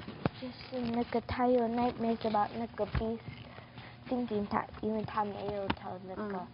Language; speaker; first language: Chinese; early bilingual, heritage; English